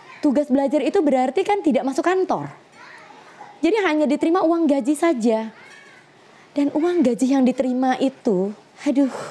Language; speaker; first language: Indonesian; native; Indonesian